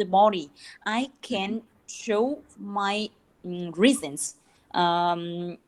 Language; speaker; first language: English; non-native, learner; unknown